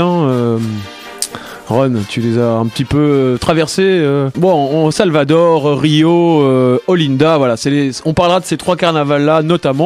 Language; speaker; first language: French; native; French